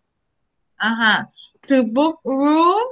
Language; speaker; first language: English; non-native, learner; Spanish